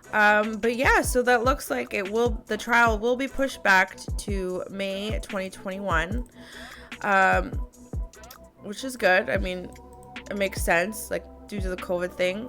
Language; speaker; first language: English; native; English